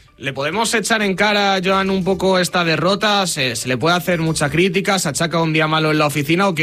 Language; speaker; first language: Spanish; native; Spanish